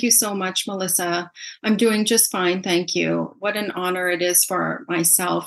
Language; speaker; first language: English; native; English